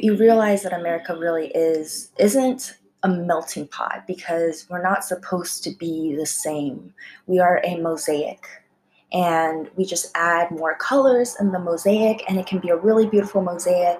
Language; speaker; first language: English; early bilingual, other home language; Korean